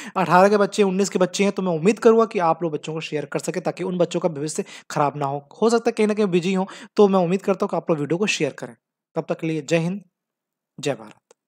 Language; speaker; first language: Hindi; native; Hindi